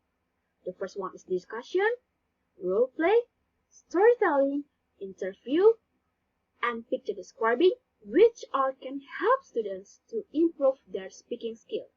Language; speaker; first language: English; non-native, learner; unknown